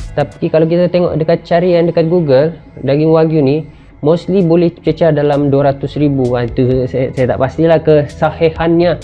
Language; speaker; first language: Malay; native; Malay